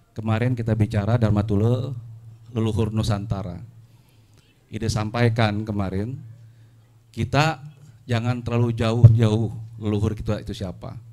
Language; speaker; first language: Indonesian; non-native, local second language; Sundanese